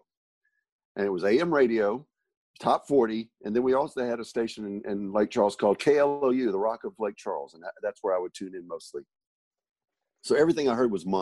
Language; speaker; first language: English; native; English